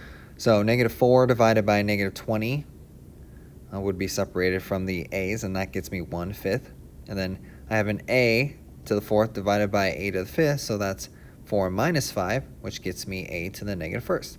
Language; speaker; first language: English; native; English